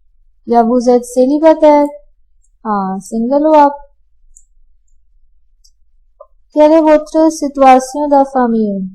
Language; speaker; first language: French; non-native, fluent; Hindi